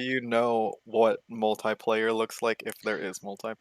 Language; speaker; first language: English; native; English